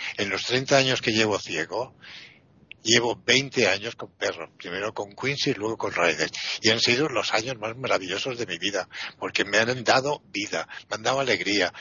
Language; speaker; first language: Spanish; non-native, fluent; Italian